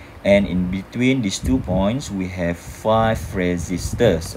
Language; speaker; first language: English; non-native, local second language; Malay